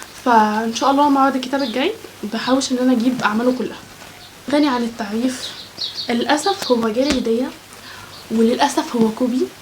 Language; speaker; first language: Arabic; native; Arabic